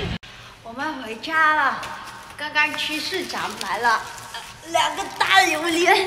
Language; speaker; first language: Chinese; non-native, fluent; Vietnamese